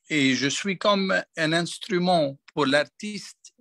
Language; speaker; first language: French; non-native, local second language; Arabic